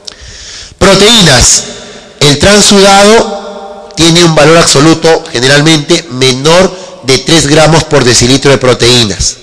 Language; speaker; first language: Spanish; native; Spanish